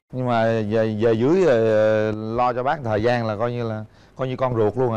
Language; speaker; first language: Vietnamese; native; Vietnamese